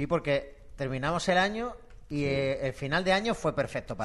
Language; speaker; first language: Spanish; native; Spanish